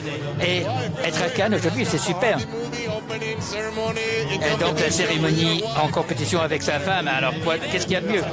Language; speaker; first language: French; native; French